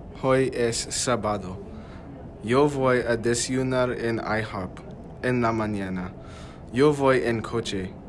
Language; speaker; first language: Spanish; non-native, learner; English